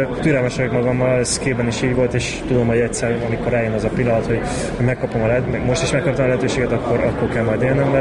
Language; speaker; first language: Hungarian; native; Hungarian